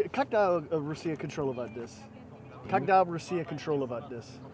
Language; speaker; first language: Russian; non-native, learner; English